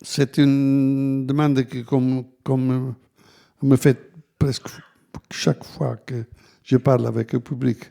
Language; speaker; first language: French; non-native, fluent; Italian